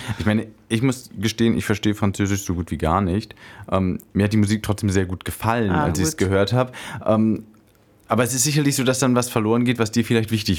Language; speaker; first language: German; native; German